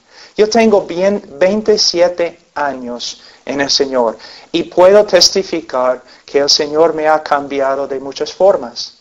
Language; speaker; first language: Spanish; non-native, fluent; English